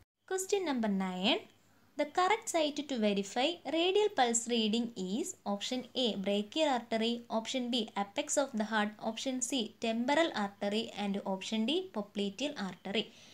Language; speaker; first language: English; non-native, local second language; Malayalam